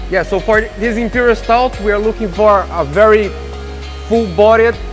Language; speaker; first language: English; non-native, fluent; Portuguese